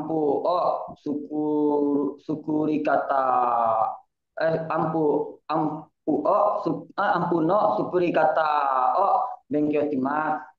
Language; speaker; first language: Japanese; non-native, learner; Indonesian